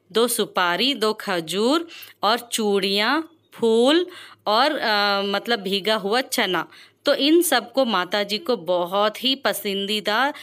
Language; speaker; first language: Hindi; non-native, local second language; Telugu